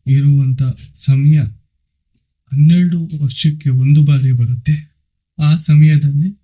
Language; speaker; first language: Kannada; non-native, local second language; Telugu